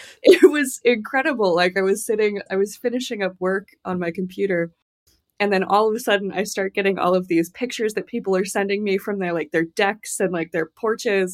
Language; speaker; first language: English; native; English